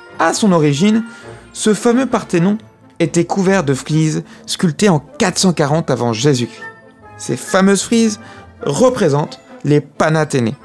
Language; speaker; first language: French; native; French